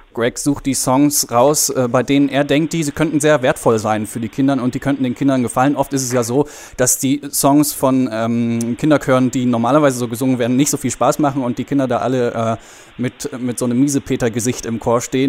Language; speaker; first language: German; native; German